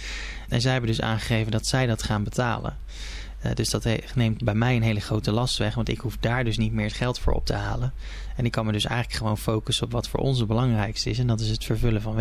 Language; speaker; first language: Dutch; native; Dutch